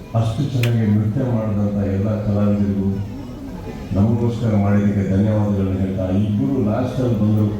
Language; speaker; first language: Kannada; native; Kannada